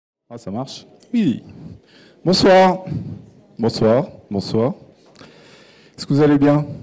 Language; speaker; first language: French; native; French